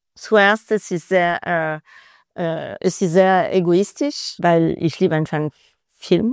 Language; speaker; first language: German; non-native, fluent; French